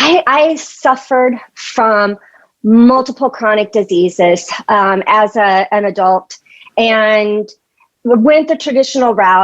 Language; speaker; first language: English; native; English